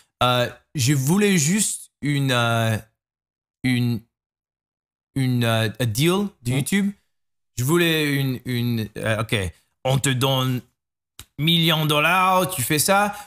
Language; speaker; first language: French; non-native, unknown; English